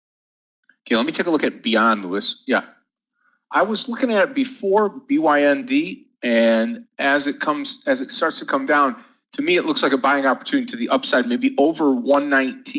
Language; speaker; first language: English; native; English